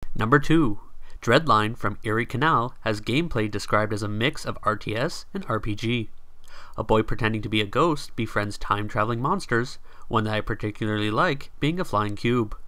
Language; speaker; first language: English; native; English